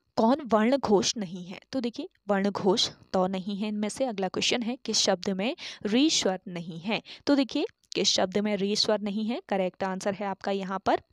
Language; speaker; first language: Hindi; native; Hindi